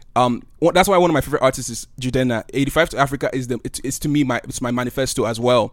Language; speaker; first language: English; non-native, local second language; Igbo